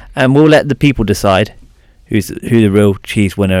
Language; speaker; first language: English; native; English